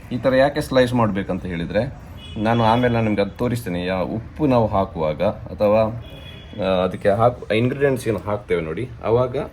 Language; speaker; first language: Kannada; non-native, local second language; Tulu